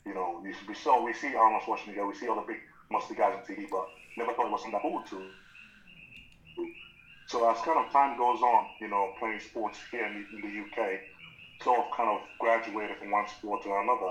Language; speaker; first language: English; non-native, local second language; Yoruba